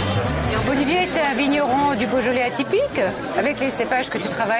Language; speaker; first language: French; native; French